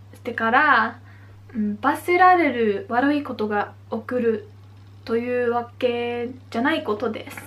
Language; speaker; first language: Japanese; non-native, fluent; Dutch